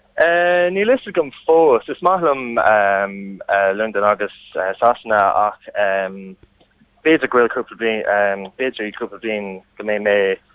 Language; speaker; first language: Irish; non-native, learner; English